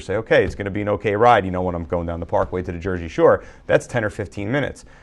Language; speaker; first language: English; native; English